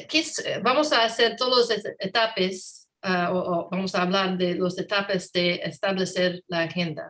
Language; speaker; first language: Spanish; non-native, learner; English